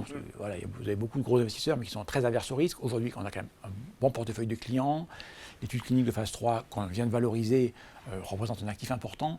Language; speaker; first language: French; native; French